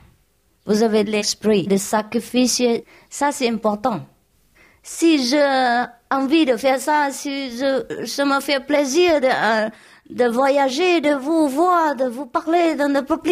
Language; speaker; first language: French; non-native, learner; Vietnamese